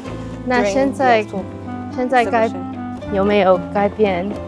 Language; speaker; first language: Chinese; non-native, learner; English